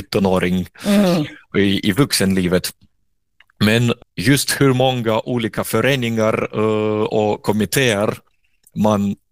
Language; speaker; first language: Swedish; non-native, fluent; Russian